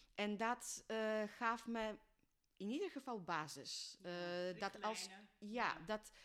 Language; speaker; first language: Dutch; non-native, fluent; Polish